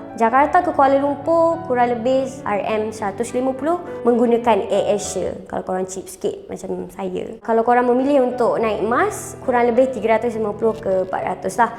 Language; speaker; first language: Malay; native; Malay